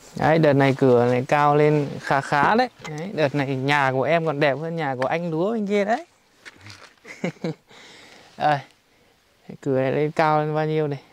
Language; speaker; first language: Vietnamese; native; Vietnamese